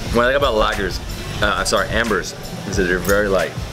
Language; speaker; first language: English; native; English